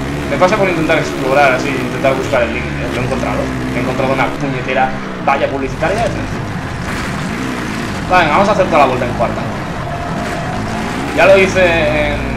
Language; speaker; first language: Spanish; native; Spanish